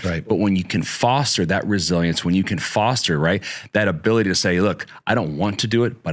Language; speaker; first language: English; native; English